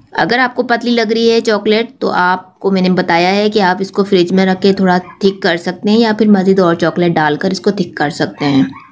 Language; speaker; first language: Urdu; native; Urdu